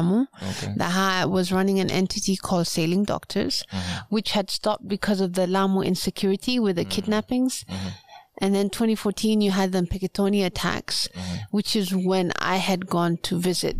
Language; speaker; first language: English; non-native, local second language; Swahili